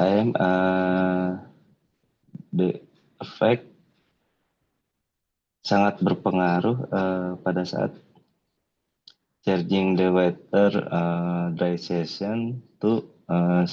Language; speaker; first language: English; non-native, learner; Indonesian